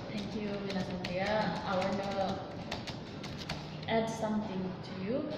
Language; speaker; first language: English; non-native, learner; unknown